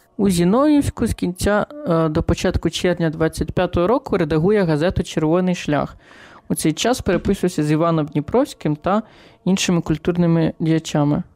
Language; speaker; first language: Ukrainian; native; Ukrainian